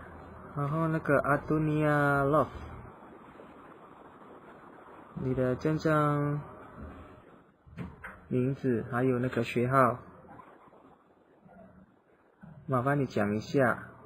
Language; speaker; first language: Chinese; non-native, fluent; Indonesian